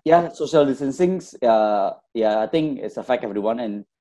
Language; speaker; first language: English; non-native, fluent; Indonesian